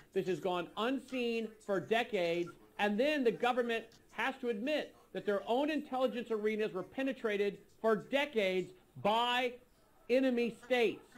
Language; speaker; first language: English; native; English